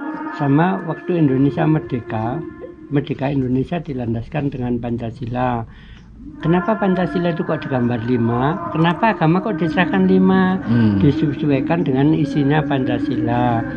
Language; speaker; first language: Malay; non-native, local second language; Javanese